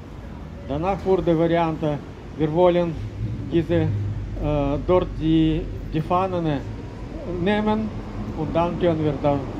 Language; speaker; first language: German; non-native, learner; Russian